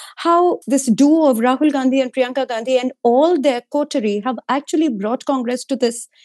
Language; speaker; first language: English; non-native, local second language; Hindi